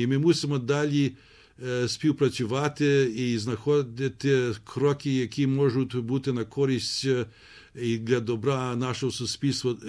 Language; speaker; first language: Ukrainian; early bilingual, heritage; Ukrainian